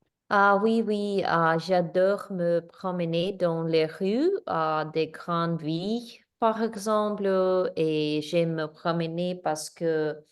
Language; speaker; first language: French; non-native, learner; English